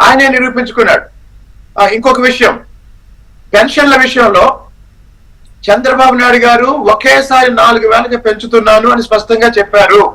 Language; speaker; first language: Telugu; native; Telugu